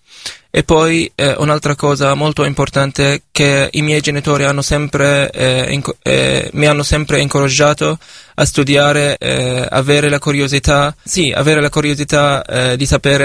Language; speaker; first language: Italian; non-native, fluent; Arabic